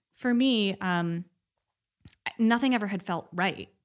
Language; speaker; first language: English; native; English